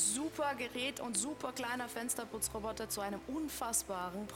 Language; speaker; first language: German; native; German